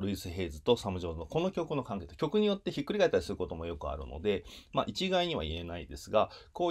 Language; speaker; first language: Japanese; native; Japanese